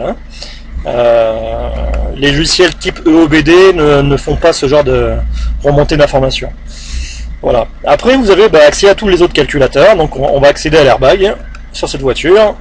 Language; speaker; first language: French; native; French